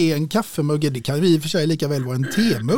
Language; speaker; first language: Swedish; native; Swedish